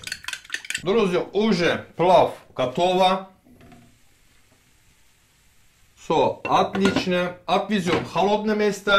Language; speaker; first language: Russian; non-native, learner; Turkish